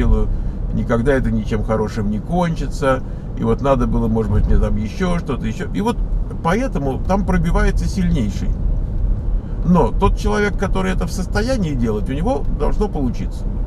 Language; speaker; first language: Russian; native; Russian